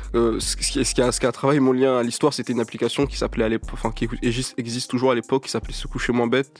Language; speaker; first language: French; native; French